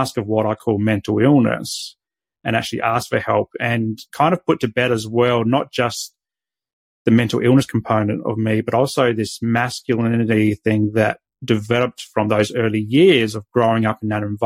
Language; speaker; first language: English; native; English